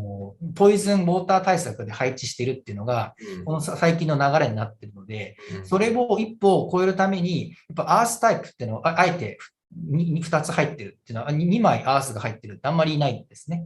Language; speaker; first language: Japanese; native; Japanese